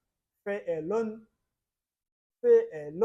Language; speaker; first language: Arabic; non-native, fluent; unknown